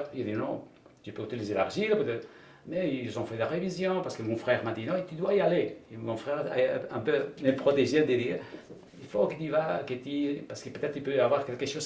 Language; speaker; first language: French; non-native, fluent; Spanish